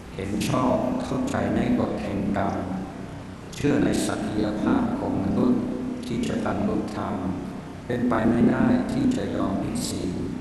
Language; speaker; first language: Thai; non-native, fluent; English